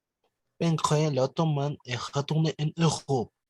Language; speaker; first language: French; non-native, learner; Spanish